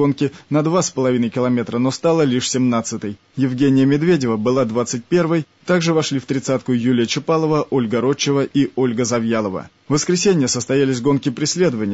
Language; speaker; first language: Russian; native; Russian